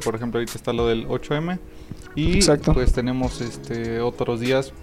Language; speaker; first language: Spanish; native; Spanish